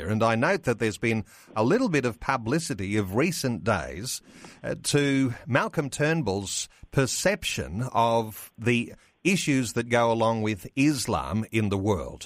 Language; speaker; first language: English; native; English